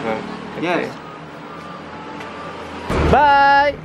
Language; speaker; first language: English; non-native, learner; French